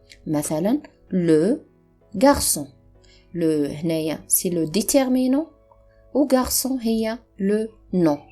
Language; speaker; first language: Arabic; native; Arabic